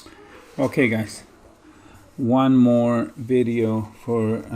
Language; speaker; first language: English; native; English